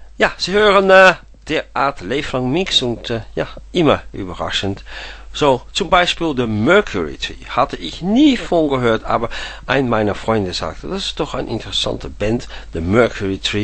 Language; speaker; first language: German; non-native, fluent; Dutch